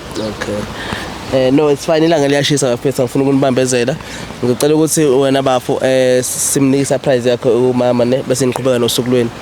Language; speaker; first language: Zulu; native; Zulu